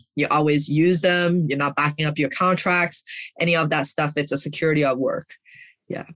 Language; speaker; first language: English; early bilingual, other home language; Chinese